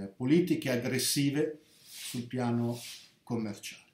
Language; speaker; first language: Italian; native; Italian